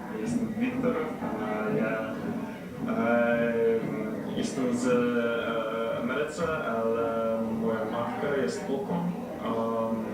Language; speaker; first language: Polish; early bilingual, heritage; English